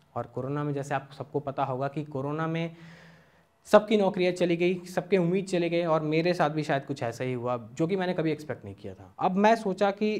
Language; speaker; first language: Hindi; native; Hindi